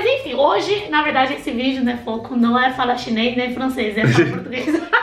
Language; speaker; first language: Portuguese; non-native, fluent; Chinese